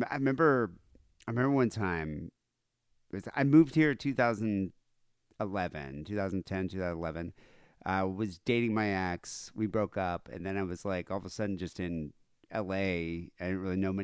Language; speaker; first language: English; native; English